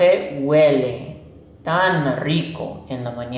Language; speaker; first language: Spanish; non-native, fluent; English